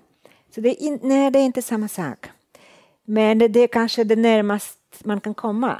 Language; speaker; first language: Swedish; non-native, fluent; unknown